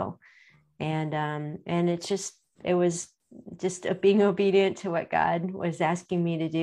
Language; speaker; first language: English; native; English